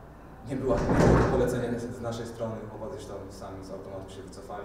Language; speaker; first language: Polish; native; Polish